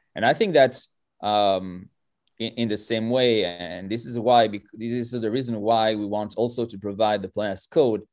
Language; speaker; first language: English; non-native, fluent; French